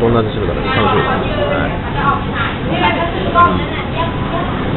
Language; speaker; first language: Japanese; native; Japanese